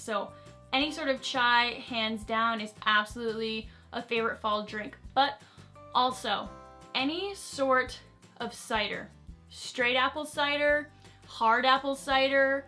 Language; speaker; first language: English; native; English